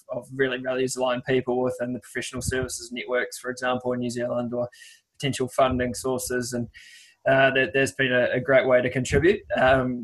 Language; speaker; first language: English; native; English